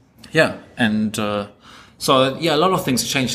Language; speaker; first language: English; non-native, fluent; German